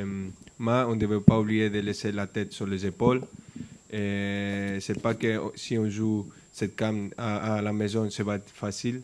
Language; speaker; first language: French; non-native, fluent; Spanish